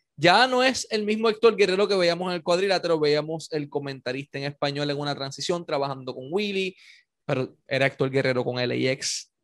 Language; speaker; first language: Spanish; native; Spanish